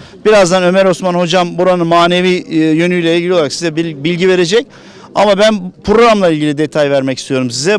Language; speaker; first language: Turkish; native; Turkish